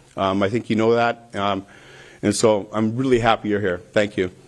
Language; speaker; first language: English; native; English